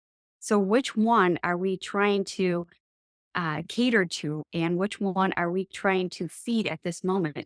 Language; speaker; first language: English; native; English